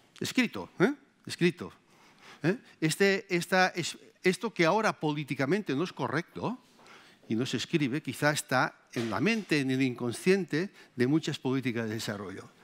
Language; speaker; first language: Spanish; native; Spanish